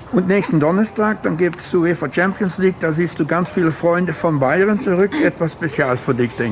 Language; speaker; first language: German; non-native, learner; Dutch